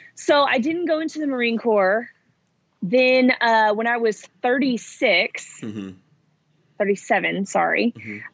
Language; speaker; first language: English; early bilingual, other home language; Italian